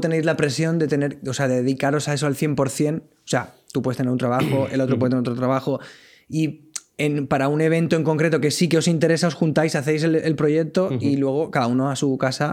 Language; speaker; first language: Spanish; non-native, local second language; Catalan